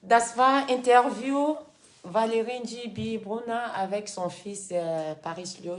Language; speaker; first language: French; non-native, fluent; Lingala